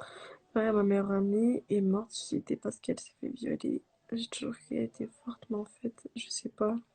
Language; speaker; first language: French; native; French